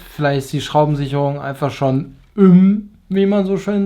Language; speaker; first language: German; native; German